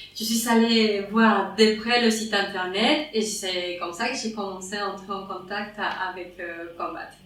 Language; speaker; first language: French; non-native, fluent; Spanish